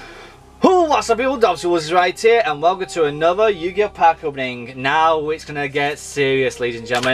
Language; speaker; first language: English; native; English